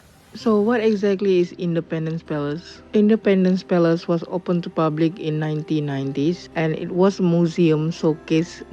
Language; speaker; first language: English; non-native, learner; Indonesian